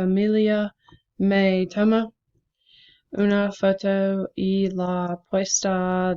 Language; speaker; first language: Spanish; non-native, learner; English